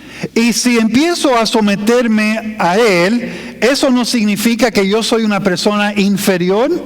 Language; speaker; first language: Spanish; non-native, fluent; English